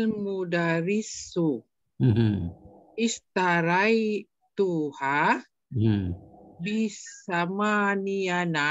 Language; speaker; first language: Arabic; non-native, learner; Malay